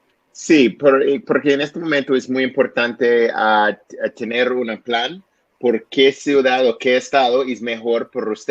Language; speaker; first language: Spanish; non-native, learner; English